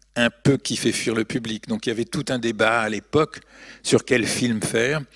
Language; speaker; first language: French; native; French